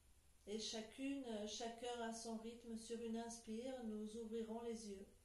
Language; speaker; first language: French; native; French